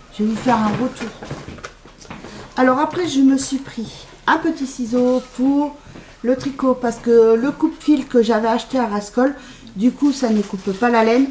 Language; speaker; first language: French; native; French